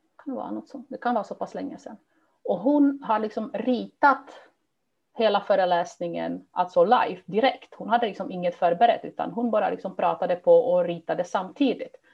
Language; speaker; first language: Swedish; non-native, fluent; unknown